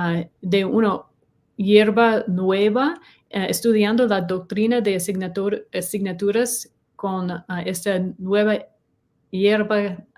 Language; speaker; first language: Spanish; non-native, learner; English